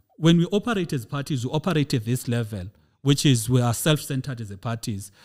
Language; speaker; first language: English; non-native, local second language; Xhosa